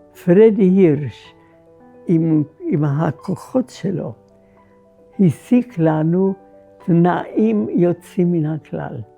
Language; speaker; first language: Hebrew; non-native, fluent; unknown